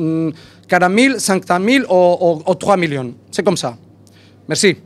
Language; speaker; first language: French; non-native, learner; Spanish